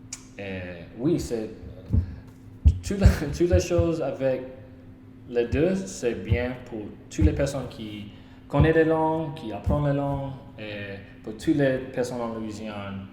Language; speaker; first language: French; non-native, learner; English